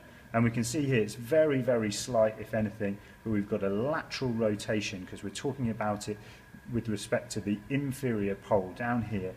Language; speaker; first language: English; native; English